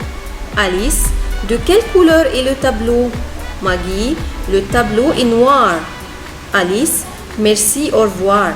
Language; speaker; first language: French; non-native, fluent; Arabic